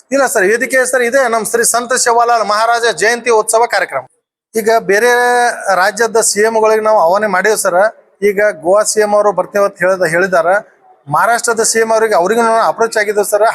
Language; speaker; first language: Kannada; non-native, local second language; Lambadi